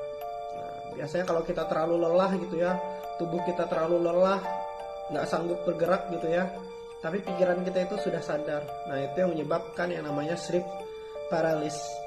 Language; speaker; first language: Indonesian; native; Indonesian